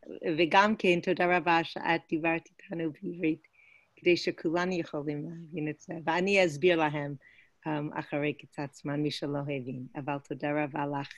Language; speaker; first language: Hebrew; non-native, fluent; English